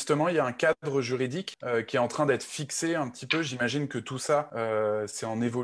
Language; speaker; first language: French; native; French